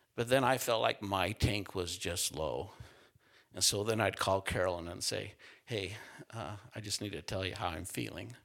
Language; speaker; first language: English; native; English